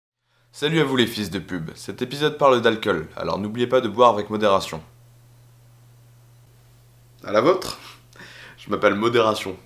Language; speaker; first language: French; native; French